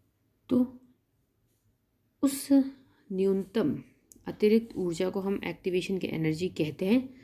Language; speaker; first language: Hindi; native; Hindi